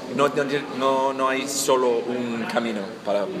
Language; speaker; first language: Spanish; non-native, fluent; English